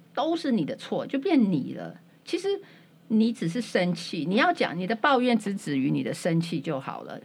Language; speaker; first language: Chinese; native; Chinese